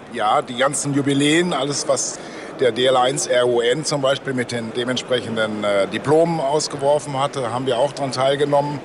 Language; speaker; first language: German; native; German